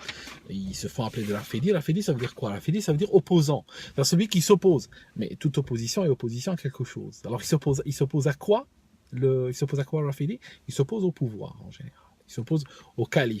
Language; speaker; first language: French; native; French